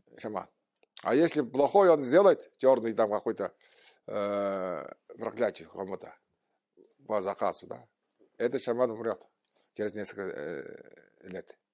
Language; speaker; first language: Russian; non-native, local second language; Tuvinian